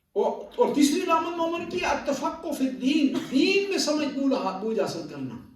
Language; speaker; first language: Urdu; non-native, local second language; Punjabi